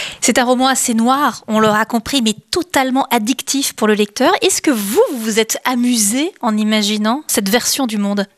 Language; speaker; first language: French; native; French